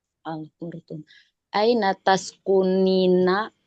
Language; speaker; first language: Arabic; non-native, learner; Indonesian